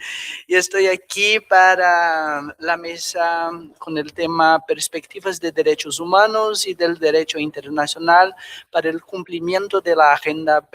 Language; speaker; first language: Spanish; non-native, fluent; Portuguese